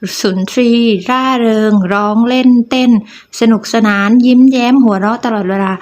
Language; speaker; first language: Thai; native; Thai